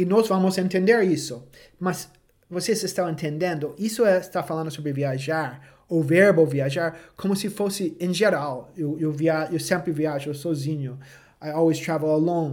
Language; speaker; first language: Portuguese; non-native, fluent; English